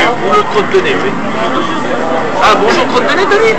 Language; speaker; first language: French; native; French